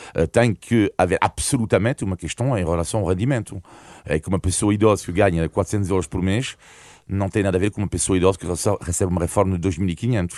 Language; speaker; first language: Portuguese; non-native, fluent; French